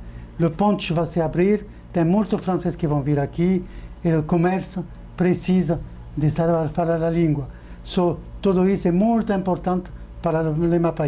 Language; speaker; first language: Portuguese; non-native, fluent; French